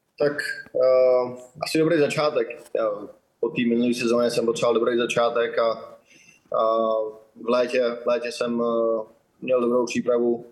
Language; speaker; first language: Czech; native; Czech